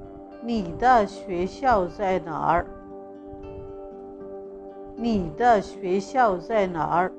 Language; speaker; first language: Chinese; non-native, fluent; Urdu